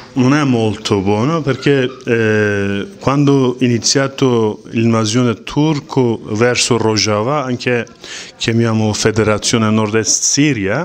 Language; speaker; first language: Italian; non-native, learner; Kurdish